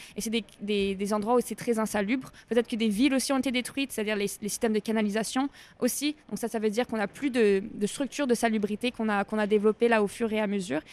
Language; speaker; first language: French; native; French